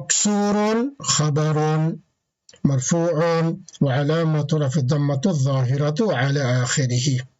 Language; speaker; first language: Arabic; non-native, fluent; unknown